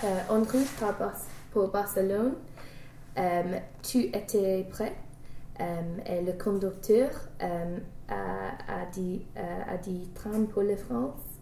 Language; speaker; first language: French; non-native, learner; English